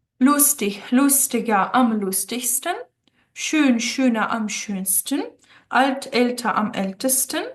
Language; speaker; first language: German; non-native, fluent; Ukrainian